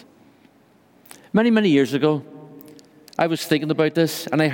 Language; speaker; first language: English; native; English